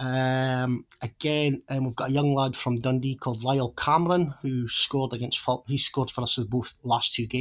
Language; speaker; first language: English; native; English